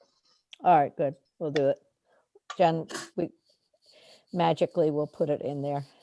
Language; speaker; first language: English; native; English